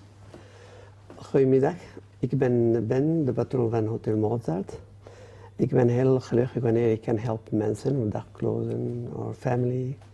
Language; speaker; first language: Dutch; non-native, learner; Arabic